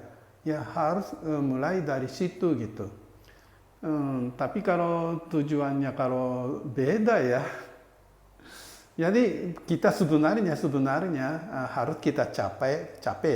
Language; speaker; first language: Indonesian; non-native, fluent; Japanese